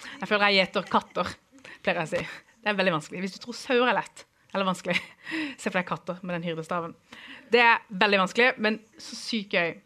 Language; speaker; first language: Norwegian; early bilingual, other home language; Kurdish